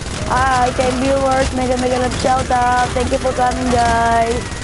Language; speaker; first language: English; non-native, local second language; Filipino